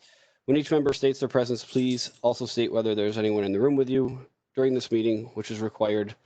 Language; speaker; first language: English; native; English